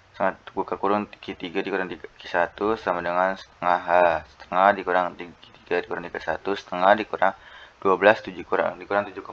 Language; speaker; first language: Indonesian; native; Indonesian